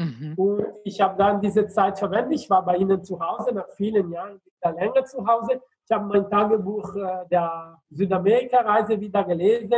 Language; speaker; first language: German; non-native, fluent; Italian